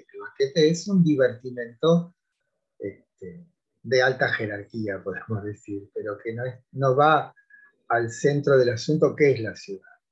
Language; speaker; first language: Spanish; native; Spanish